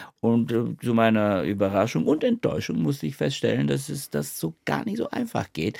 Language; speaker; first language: German; non-native, fluent; Bulgarian